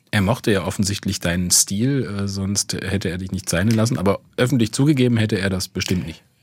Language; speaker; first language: German; native; German